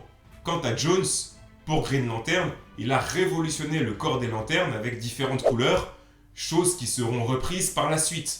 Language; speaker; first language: French; native; French